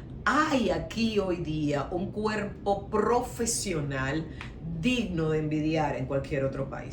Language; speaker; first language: Spanish; native; Spanish